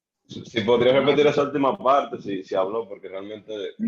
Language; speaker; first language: Spanish; native; Spanish